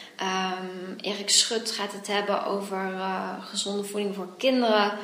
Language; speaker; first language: Dutch; native; Dutch